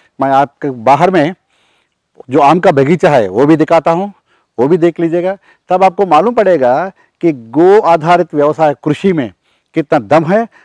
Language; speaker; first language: Hindi; non-native, local second language; Telugu